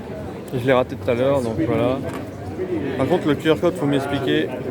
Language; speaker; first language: French; native; French